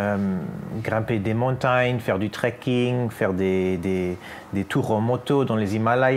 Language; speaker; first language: French; non-native, local second language; Luxembourgish